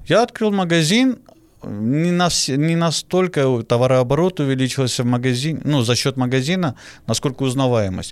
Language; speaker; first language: Russian; non-native, fluent; Armenian